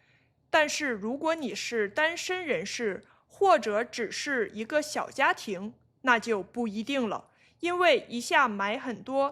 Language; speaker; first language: Chinese; native; Chinese